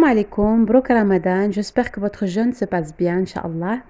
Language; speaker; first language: French; non-native, local second language; Arabic